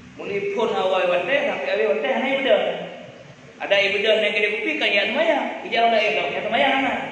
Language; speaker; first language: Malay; non-native, local second language; Achinese